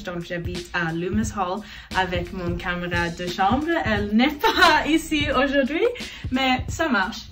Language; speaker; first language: French; non-native, learner; English